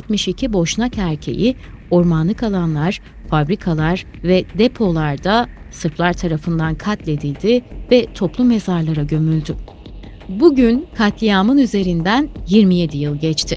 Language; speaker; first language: Turkish; native; Turkish